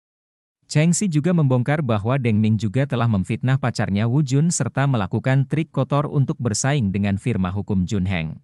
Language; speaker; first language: Indonesian; native; Indonesian